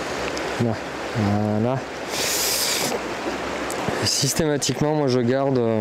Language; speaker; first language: French; native; French